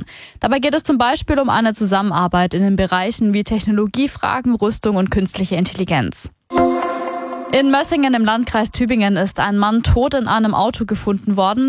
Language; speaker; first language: German; native; German